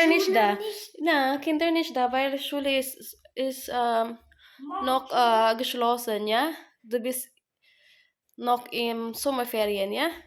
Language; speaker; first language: German; non-native, learner; Filipino